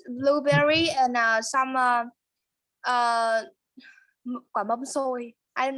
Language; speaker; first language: English; non-native, learner; Vietnamese